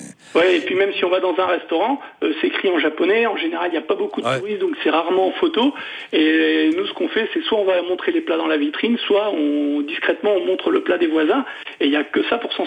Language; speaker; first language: French; native; French